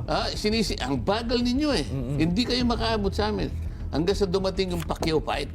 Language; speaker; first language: Filipino; native; Filipino